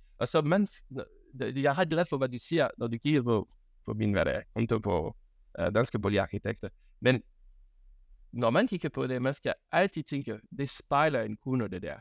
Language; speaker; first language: Danish; non-native, fluent; French